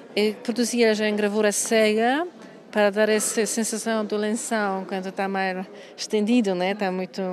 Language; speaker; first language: Portuguese; non-native, fluent; Polish